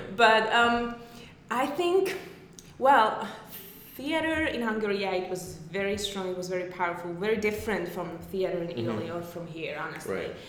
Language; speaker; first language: English; non-native, fluent; Hungarian